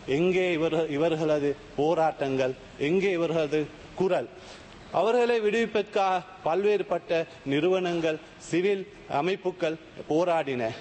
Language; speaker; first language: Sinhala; non-native, local second language; Tamil